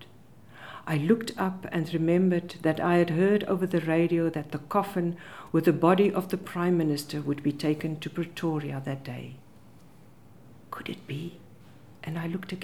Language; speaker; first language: English; non-native, local second language; Afrikaans